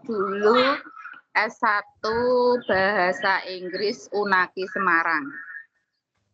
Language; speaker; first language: Indonesian; non-native, local second language; Javanese